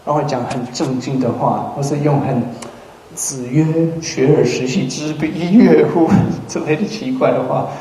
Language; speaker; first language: Chinese; non-native, fluent; English